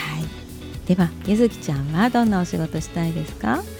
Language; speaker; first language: Japanese; native; Japanese